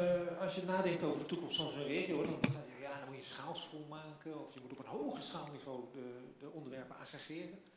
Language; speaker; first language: Dutch; native; Dutch